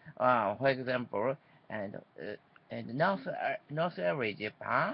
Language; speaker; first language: English; non-native, learner; Japanese